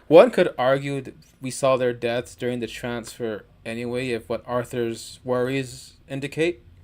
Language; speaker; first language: English; native; English